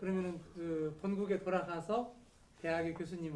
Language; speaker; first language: Korean; native; Korean